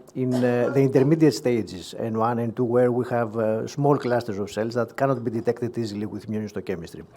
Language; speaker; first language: English; non-native, fluent; Greek